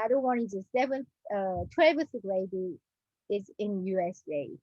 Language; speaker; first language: English; non-native, learner; Korean